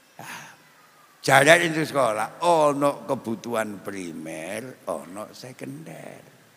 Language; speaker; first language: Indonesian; non-native, local second language; Javanese